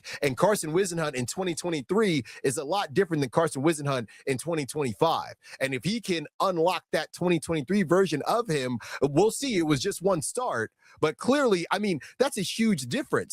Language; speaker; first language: English; native; English